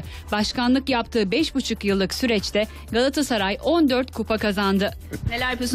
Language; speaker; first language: Turkish; native; Turkish